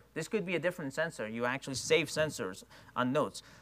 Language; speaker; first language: English; non-native, fluent; Persian